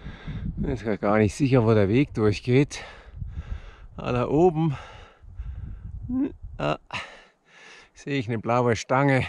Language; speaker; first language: German; native; German